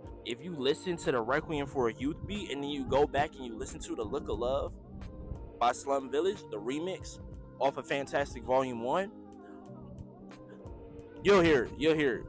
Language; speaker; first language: English; native; English